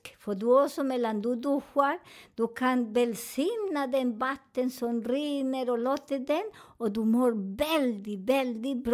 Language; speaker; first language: Swedish; non-native, learner; Spanish